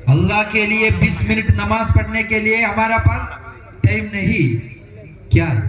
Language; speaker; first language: Urdu; non-native, local second language; Malayalam